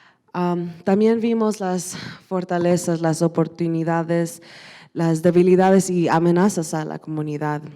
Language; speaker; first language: Spanish; early bilingual, heritage; Spanish